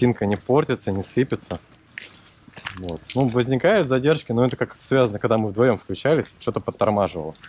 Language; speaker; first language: Russian; native; Russian